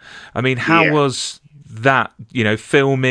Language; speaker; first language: English; native; English